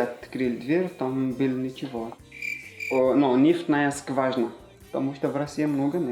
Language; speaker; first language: Russian; non-native, learner; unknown